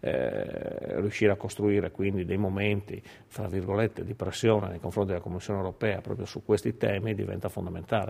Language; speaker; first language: Italian; native; Italian